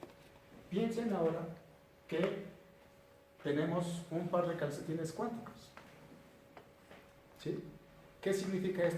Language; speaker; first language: Spanish; native; Spanish